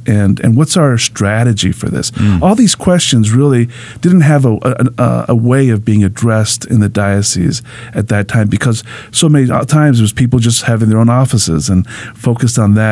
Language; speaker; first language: English; early bilingual, other home language; Spanish